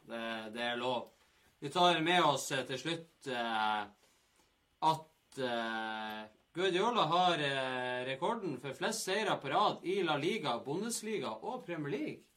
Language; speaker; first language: Norwegian; native; Norwegian